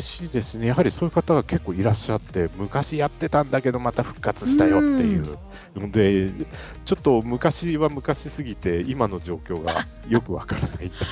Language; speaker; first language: Japanese; native; Japanese